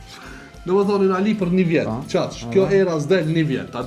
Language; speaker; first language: Albanian; native; Albanian